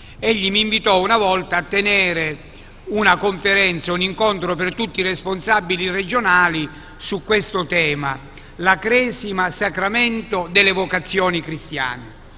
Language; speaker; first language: Italian; native; Italian